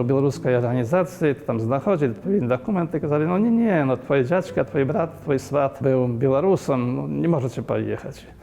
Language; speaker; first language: Polish; non-native, local second language; Belarusian